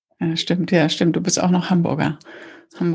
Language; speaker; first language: German; native; German